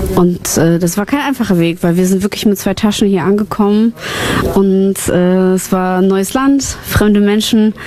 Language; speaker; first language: German; early bilingual, other home language; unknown